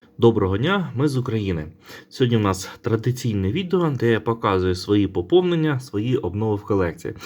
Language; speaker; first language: Ukrainian; non-native, local second language; Russian